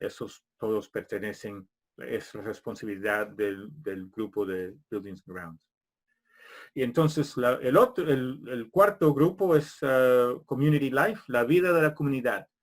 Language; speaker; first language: Spanish; non-native, fluent; English